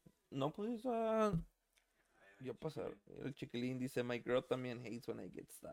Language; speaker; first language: Spanish; native; Spanish